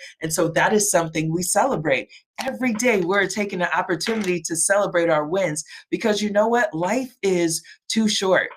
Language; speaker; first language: English; native; English